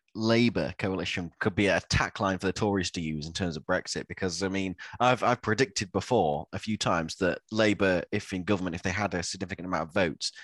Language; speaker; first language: English; native; English